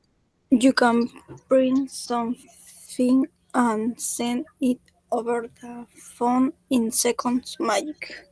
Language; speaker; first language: English; non-native, learner; Spanish